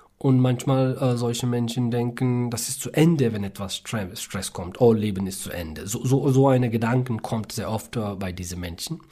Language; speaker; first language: German; non-native, learner; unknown